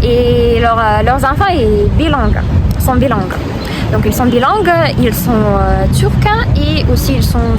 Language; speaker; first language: French; non-native, fluent; Russian